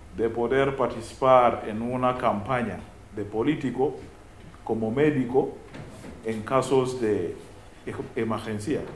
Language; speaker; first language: Spanish; non-native, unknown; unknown